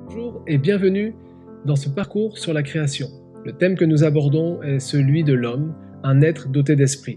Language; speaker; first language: French; native; French